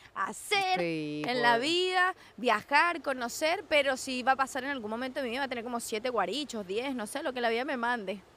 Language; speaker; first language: Spanish; native; Spanish